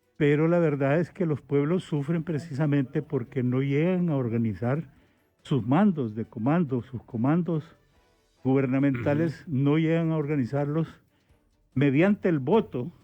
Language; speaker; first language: Spanish; native; Spanish